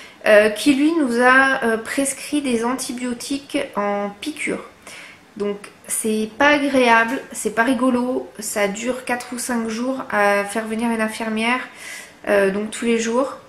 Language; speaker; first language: French; native; French